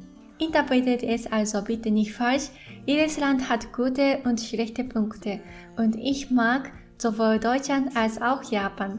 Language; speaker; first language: German; non-native, fluent; Japanese